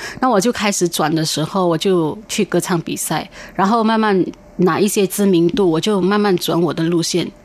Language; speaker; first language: Chinese; native; Chinese